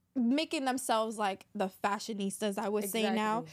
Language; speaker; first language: English; native; English